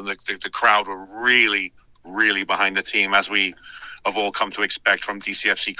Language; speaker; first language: English; native; English